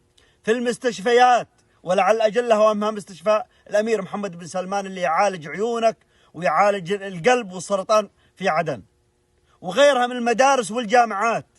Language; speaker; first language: Arabic; native; Arabic